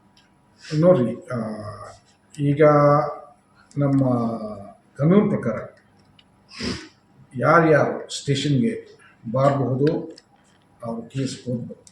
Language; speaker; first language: Kannada; non-native, fluent; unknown